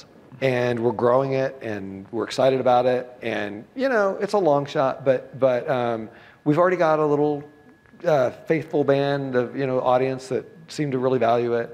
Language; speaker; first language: English; native; English